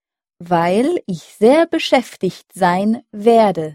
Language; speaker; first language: German; non-native, fluent; French